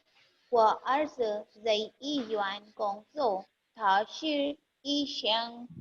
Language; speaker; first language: Chinese; non-native, learner; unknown